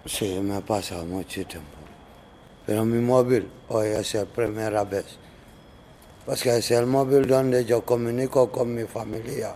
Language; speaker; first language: Spanish; non-native, learner; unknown